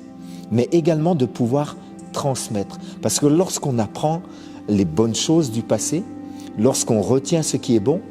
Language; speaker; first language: French; native; French